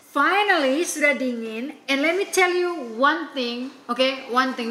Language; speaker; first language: English; non-native, fluent; Indonesian